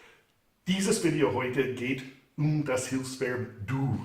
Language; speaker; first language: German; non-native, fluent; English